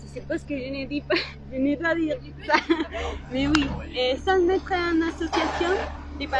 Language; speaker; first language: French; non-native, learner; Spanish